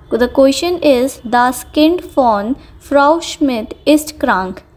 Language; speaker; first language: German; non-native, fluent; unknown